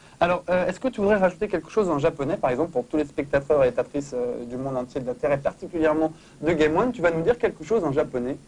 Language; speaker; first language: French; native; French